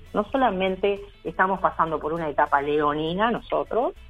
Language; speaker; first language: Spanish; native; Spanish